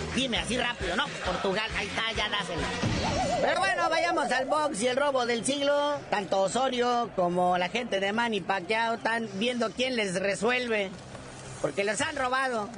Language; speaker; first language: Spanish; native; Spanish